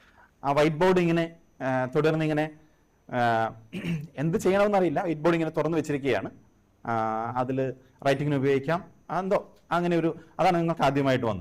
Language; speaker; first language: Malayalam; native; Malayalam